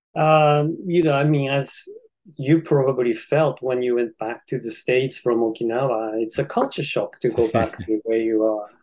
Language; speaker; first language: English; non-native, fluent; Japanese